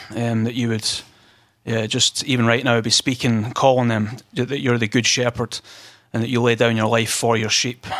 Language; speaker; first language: English; native; English